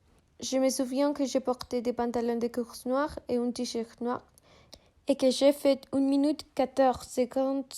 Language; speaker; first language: French; non-native, learner; Spanish